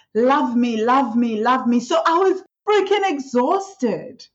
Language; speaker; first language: English; non-native, local second language; Swati